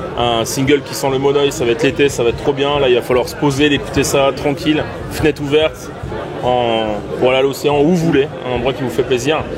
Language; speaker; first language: French; native; French